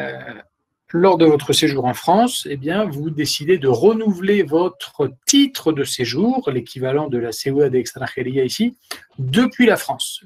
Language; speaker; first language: French; native; French